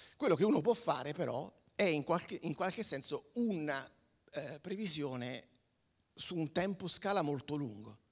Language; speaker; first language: Italian; native; Italian